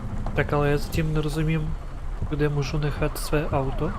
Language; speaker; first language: Czech; non-native, learner; Ukrainian